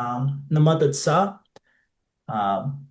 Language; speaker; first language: Albanian; non-native, fluent; English